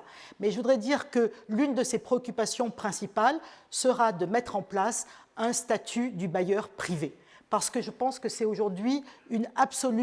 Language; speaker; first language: French; native; French